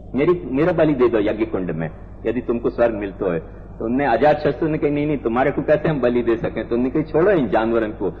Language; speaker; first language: Hindi; native; Hindi